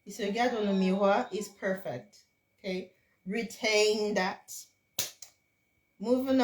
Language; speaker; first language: French; non-native, fluent; English